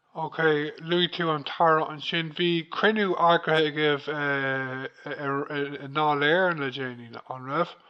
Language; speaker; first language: Irish; non-native, local second language; English